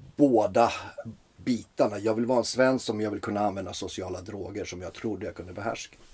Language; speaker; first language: Swedish; early bilingual, other home language; Finnish